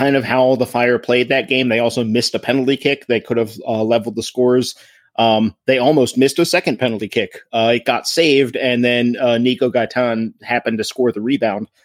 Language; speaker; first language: English; native; English